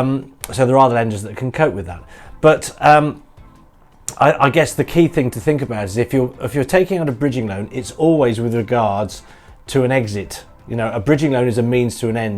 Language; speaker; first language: English; native; English